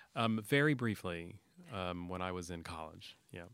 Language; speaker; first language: English; native; English